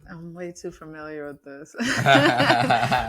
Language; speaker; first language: English; native; English